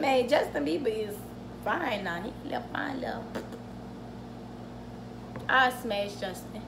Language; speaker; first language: English; native; English